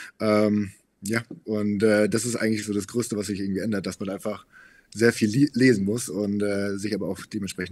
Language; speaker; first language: German; native; German